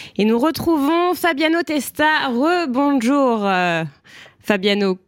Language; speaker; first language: French; native; French